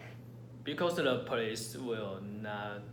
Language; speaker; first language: English; non-native, learner; Chinese